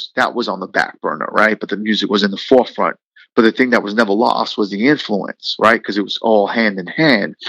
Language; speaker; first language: English; native; English